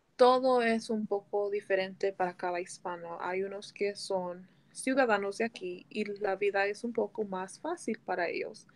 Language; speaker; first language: Spanish; early bilingual, heritage; Spanish